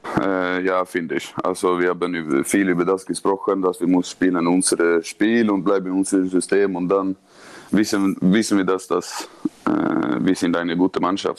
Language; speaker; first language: German; non-native, learner; Swedish